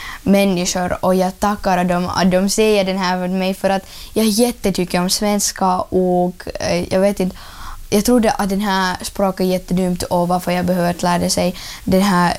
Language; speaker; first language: Swedish; non-native, learner; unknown